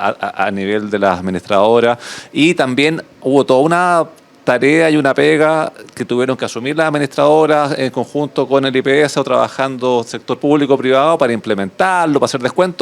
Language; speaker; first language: Spanish; native; Spanish